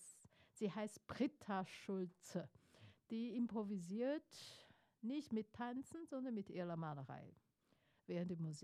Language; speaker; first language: German; non-native, fluent; Chinese